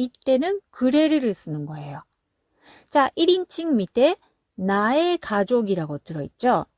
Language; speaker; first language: Korean; non-native, fluent; Japanese